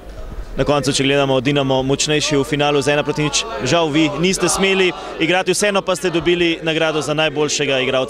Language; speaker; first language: Slovenian; native; Slovenian